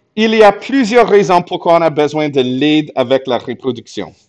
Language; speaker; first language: French; non-native, fluent; English